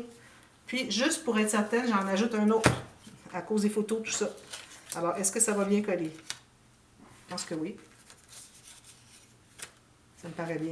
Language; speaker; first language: French; native; French